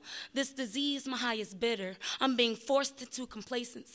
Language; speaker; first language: English; native; English